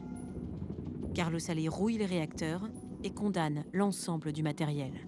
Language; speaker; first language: French; native; French